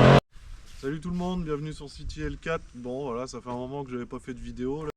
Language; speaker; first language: French; native; French